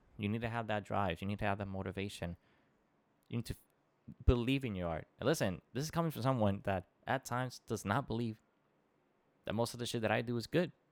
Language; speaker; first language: English; non-native, local second language; Spanish